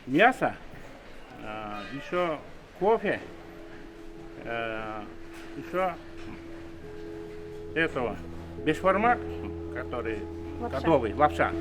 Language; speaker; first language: Russian; non-native, local second language; Kyrgyz